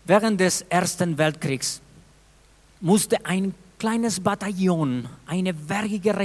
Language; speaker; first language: German; non-native, fluent; Spanish